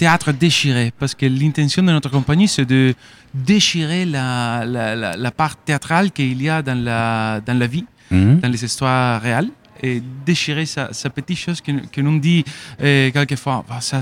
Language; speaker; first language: French; non-native, fluent; Spanish